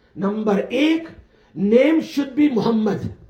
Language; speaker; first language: English; non-native, local second language; Urdu